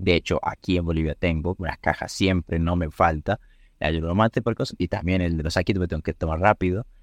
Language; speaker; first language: Spanish; native; Spanish